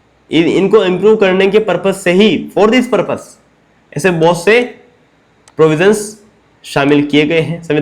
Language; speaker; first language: Hindi; native; Hindi